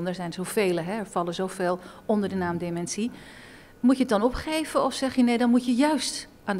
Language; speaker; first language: Dutch; native; Dutch